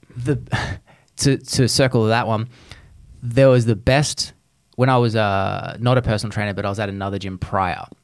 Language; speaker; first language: English; native; English